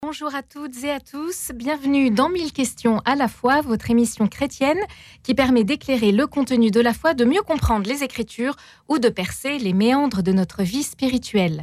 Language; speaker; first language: French; native; French